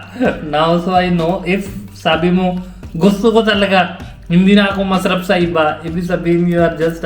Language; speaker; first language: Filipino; non-native, learner; Punjabi